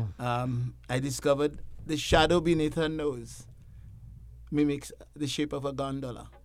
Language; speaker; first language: English; native; English